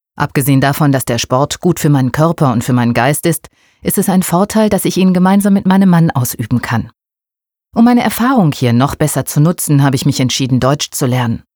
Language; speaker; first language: German; non-native, learner; Portuguese